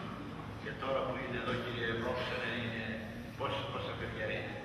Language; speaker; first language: Greek; native; Greek